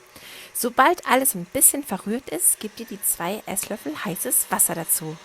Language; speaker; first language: German; native; German